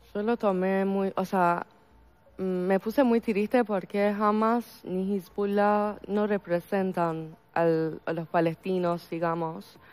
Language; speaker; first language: Spanish; non-native, fluent; Persian